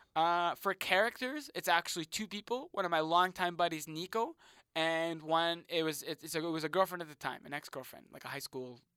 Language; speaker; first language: English; native; English